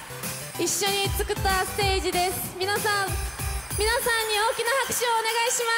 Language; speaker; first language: Japanese; non-native, fluent; Korean